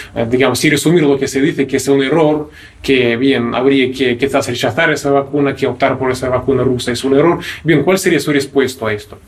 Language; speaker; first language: Spanish; non-native, fluent; Russian